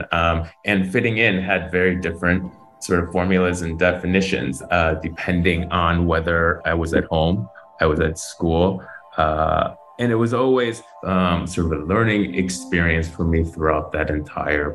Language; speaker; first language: English; native; English